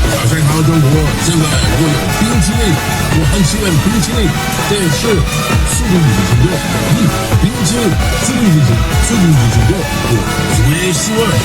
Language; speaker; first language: Chinese; non-native, learner; English